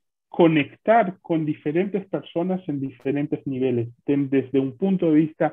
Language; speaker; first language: Spanish; non-native, fluent; Hebrew